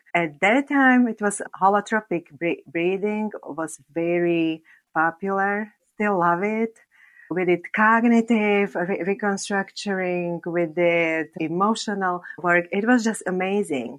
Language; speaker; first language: English; non-native, fluent; Slovak